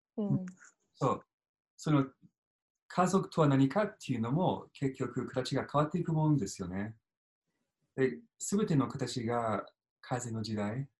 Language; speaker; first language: Japanese; non-native, fluent; English